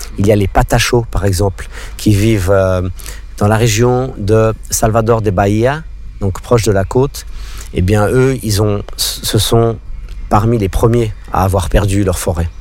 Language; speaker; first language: French; non-native, local second language; English